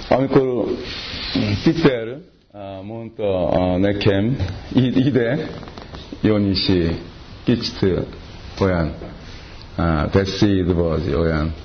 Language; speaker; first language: Hungarian; non-native, learner; Korean